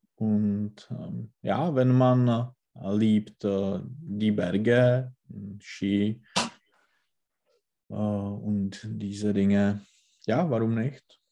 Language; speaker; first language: German; non-native, learner; Czech